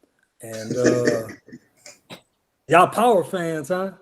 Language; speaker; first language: English; native; English